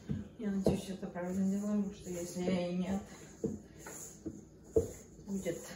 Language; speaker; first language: Russian; early bilingual, heritage; Russian